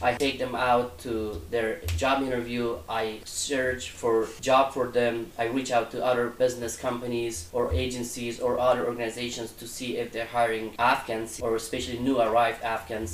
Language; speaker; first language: English; non-native, fluent; Persian